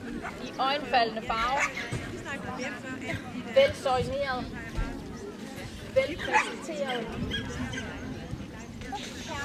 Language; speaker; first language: Danish; native; Danish